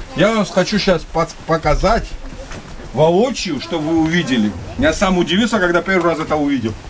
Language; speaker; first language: Russian; non-native, local second language; Georgian